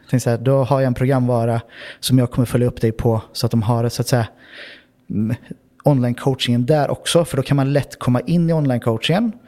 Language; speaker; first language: Swedish; native; Swedish